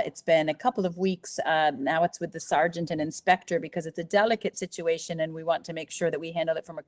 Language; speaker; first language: English; native; English